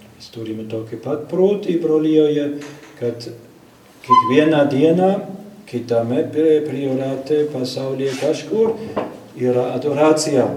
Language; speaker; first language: Lithuanian; non-native, fluent; German